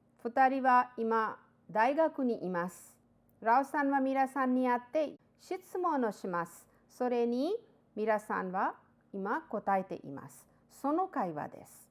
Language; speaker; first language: Japanese; non-native, fluent; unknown